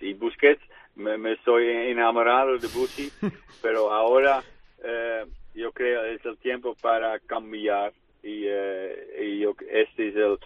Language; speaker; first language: Spanish; non-native, fluent; Dutch